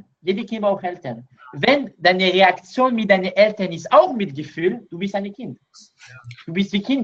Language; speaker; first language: German; non-native, learner; Hebrew